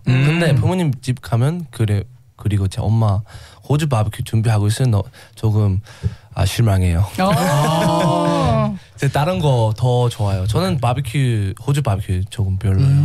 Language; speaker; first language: Korean; non-native, learner; English